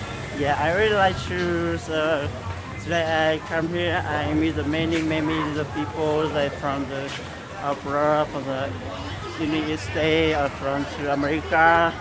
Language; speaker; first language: English; non-native, learner; Hmong